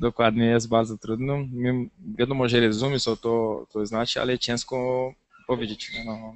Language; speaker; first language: Polish; non-native, learner; Portuguese